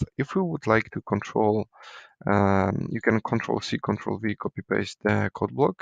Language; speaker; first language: English; non-native, fluent; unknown